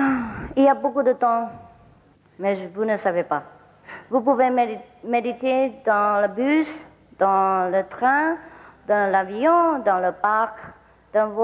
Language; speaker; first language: French; non-native, learner; Vietnamese